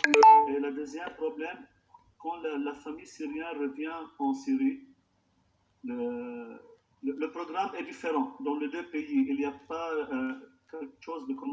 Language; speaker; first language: French; non-native, local second language; Arabic